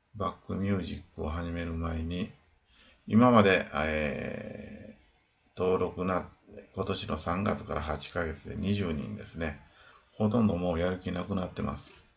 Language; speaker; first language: Japanese; native; Japanese